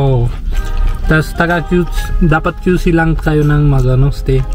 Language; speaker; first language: Filipino; non-native, learner; Hindi